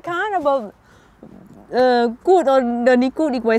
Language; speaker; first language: German; non-native, learner; Thai